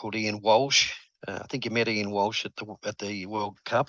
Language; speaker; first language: English; native; English